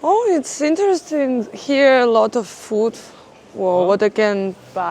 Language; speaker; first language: English; non-native, learner; Russian